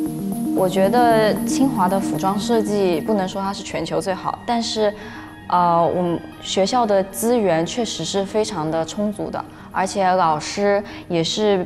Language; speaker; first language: Chinese; native; Chinese